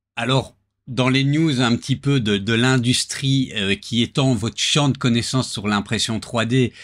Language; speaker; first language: French; native; French